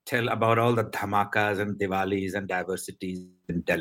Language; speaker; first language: English; non-native, local second language; Hindi